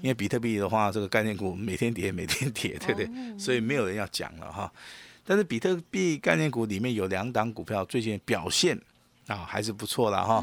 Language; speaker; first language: Chinese; native; Chinese